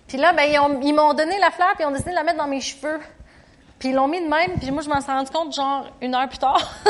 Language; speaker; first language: French; native; French